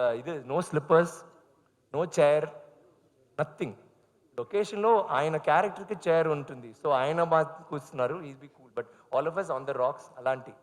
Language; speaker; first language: Telugu; non-native, learner; Tamil